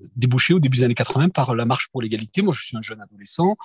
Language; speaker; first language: French; native; French